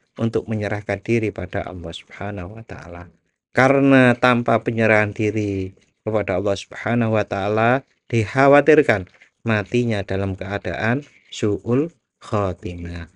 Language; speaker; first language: Indonesian; non-native, local second language; Javanese